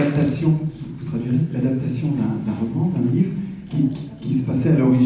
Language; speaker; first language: French; native; French